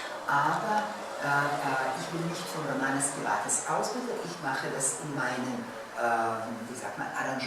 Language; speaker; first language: German; non-native, fluent; Bosnian